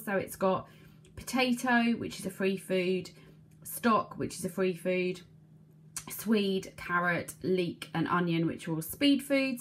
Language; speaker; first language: English; native; English